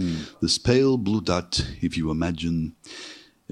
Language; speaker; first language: English; native; English